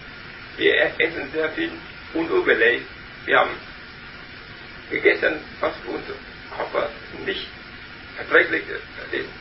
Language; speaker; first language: German; non-native, learner; Vietnamese